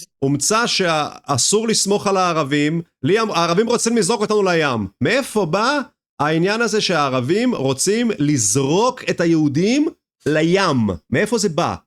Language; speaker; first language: Hebrew; native; Hebrew